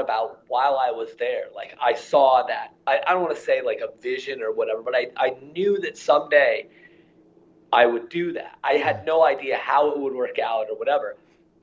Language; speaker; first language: English; native; English